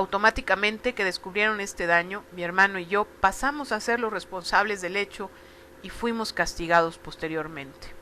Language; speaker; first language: Spanish; native; Spanish